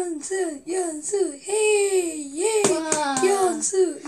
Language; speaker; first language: English; non-native, learner; Korean